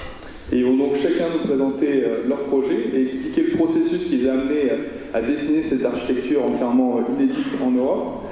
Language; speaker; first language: French; native; French